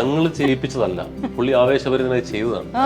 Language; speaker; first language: Malayalam; native; Malayalam